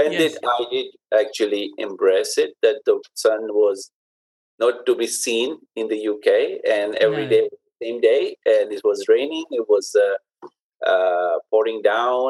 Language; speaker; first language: English; non-native, local second language; Urdu